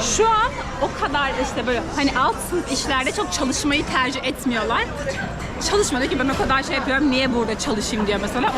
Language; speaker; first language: Turkish; native; Turkish